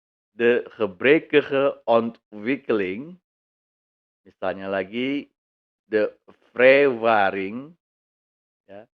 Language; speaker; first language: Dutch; non-native, fluent; Indonesian